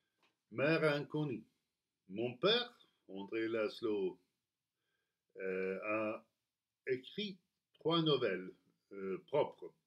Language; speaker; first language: French; non-native, learner; Spanish